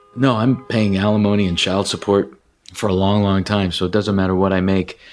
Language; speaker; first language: English; native; English